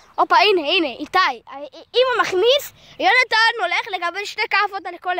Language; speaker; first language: Hebrew; native; Hebrew